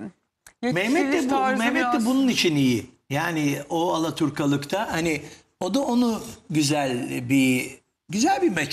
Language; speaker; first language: Turkish; native; Turkish